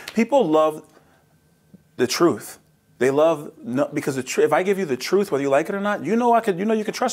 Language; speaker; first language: English; native; English